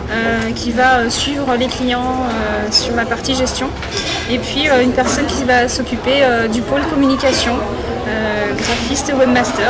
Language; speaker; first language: French; native; French